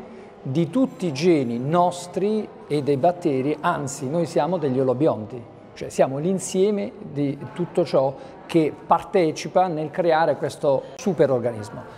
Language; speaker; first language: Italian; native; Italian